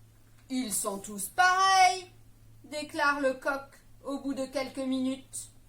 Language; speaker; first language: French; native; French